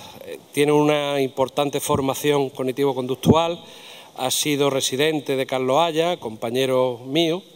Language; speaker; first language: Spanish; native; Spanish